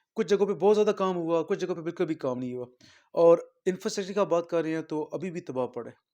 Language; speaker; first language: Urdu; non-native, local second language; Punjabi